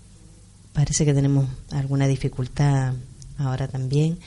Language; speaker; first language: Spanish; native; Spanish